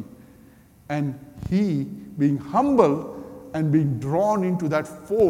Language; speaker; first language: English; non-native, local second language; Gujarati